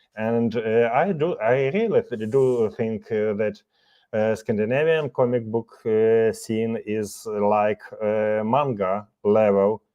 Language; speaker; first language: English; non-native, fluent; Ukrainian